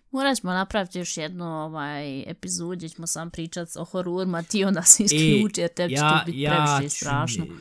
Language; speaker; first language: Bosnian; early bilingual, heritage; Bosnian